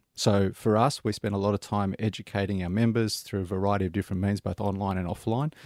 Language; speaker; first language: English; native; English